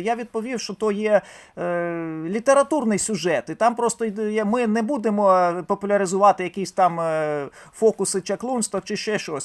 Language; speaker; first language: Ukrainian; native; Ukrainian